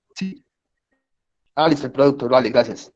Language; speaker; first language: Spanish; native; Spanish